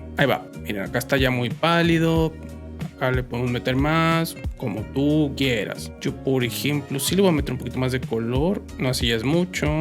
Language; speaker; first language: Spanish; native; Spanish